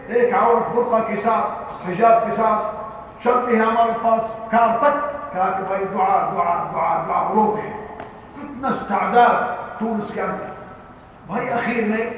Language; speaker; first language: Urdu; non-native, learner; Arabic